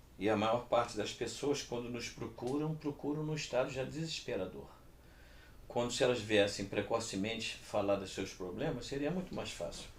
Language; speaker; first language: Portuguese; early bilingual, other home language; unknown